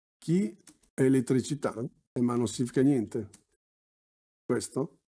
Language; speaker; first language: Italian; native; Italian